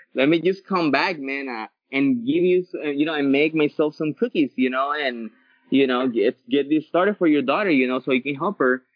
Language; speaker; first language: English; early bilingual, other home language; Spanish